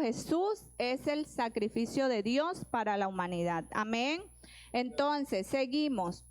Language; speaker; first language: Spanish; native; Spanish